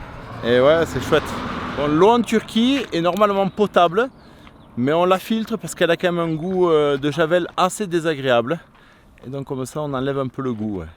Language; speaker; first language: French; native; French